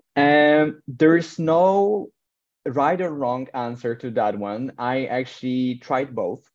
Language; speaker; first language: English; non-native, fluent; Polish